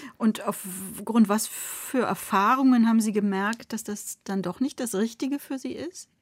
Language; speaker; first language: German; native; German